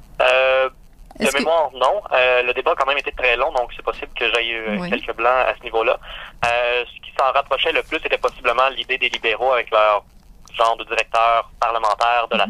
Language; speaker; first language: French; native; French